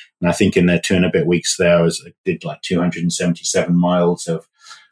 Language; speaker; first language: English; native; English